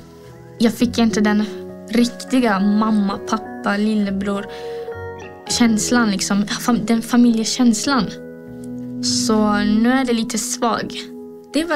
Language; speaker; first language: Swedish; early bilingual, other home language; Azerbaijani